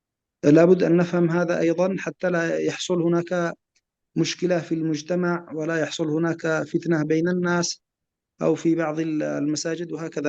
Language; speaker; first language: Arabic; native; Arabic